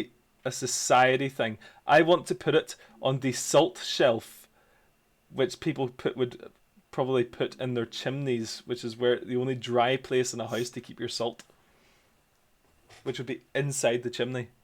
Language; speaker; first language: English; native; English